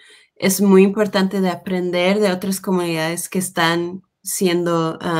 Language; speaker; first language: Spanish; non-native, fluent; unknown